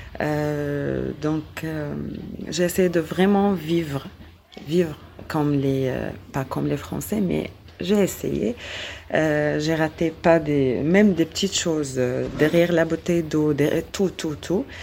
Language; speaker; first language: French; non-native, learner; Arabic